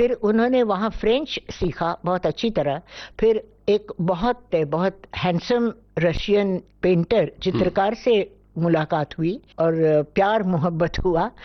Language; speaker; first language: Hindi; non-native, local second language; Marathi